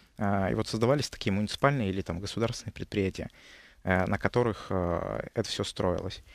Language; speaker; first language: Russian; native; Russian